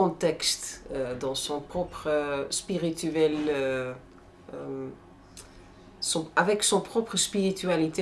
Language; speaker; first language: French; non-native, fluent; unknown